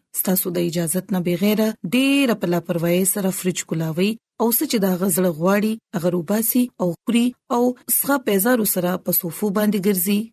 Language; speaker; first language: Pashto; non-native, local second language; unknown